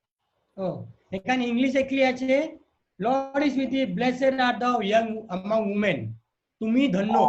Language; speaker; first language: Bangla; non-native, learner; Hindi